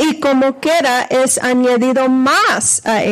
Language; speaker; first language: Spanish; non-native, fluent; English